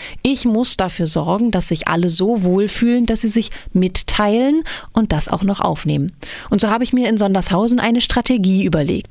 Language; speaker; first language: German; native; German